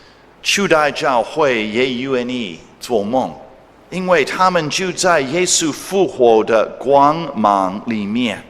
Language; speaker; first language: Chinese; non-native, fluent; English